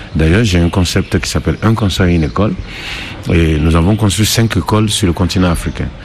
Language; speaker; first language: French; non-native, local second language; Dyula